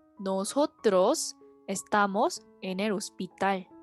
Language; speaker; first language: Spanish; non-native, fluent; Korean